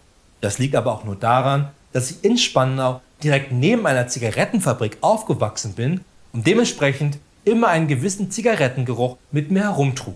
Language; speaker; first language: German; native; German